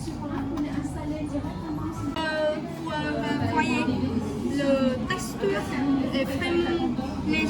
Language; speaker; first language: French; non-native, learner; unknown